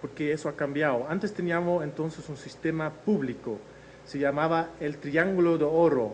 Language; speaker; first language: Spanish; non-native, fluent; Dutch